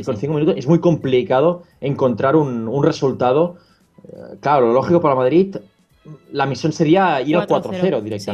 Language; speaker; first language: Spanish; native; Spanish